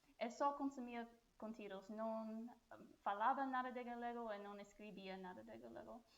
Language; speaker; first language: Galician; non-native, learner; English